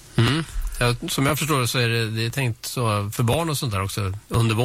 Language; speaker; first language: Swedish; native; Swedish